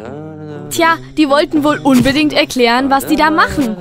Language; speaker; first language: German; native; German